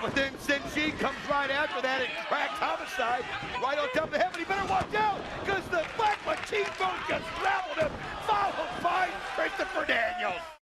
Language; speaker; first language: English; native; English